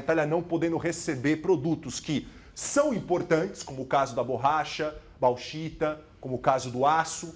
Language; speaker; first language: Portuguese; native; Portuguese